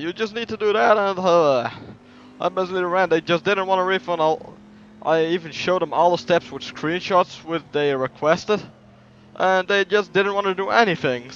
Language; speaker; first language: English; non-native, fluent; Dutch